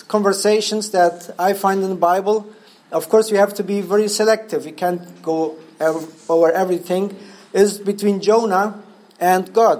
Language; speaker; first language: English; non-native, fluent; Spanish